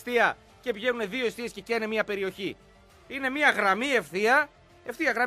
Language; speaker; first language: Greek; native; Greek